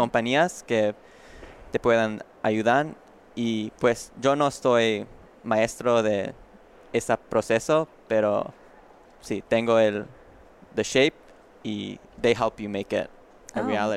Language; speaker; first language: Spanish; non-native, learner; English